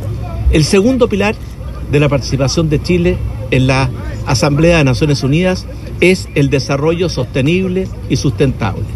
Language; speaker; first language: Spanish; native; Spanish